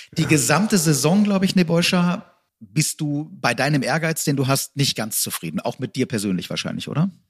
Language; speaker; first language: German; native; German